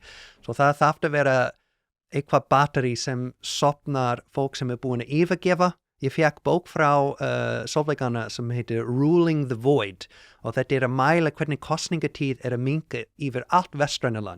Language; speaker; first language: Icelandic; non-native, learner; English